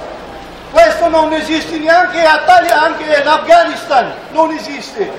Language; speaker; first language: Italian; non-native, fluent; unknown